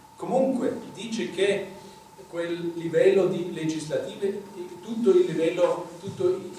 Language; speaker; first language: Italian; non-native, fluent; German